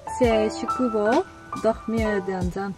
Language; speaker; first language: French; non-native, learner; Japanese